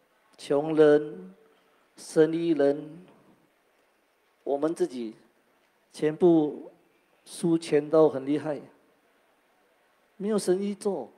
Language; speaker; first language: Chinese; non-native, local second language; Malay